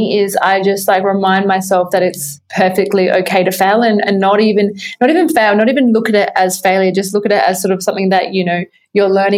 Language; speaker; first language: English; native; English